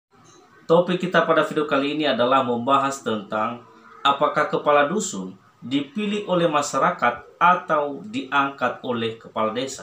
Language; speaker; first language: Indonesian; native; Indonesian